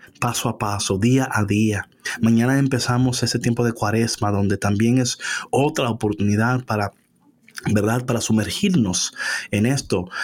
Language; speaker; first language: Spanish; early bilingual, heritage; Spanish